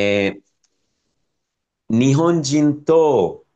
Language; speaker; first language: Japanese; non-native, learner; Spanish